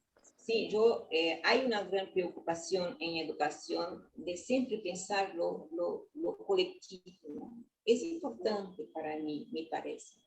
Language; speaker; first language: Spanish; non-native, learner; Portuguese